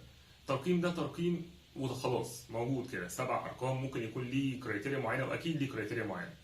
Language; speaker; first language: Arabic; native; Arabic